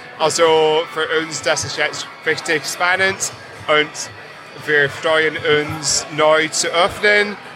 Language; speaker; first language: German; non-native, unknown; English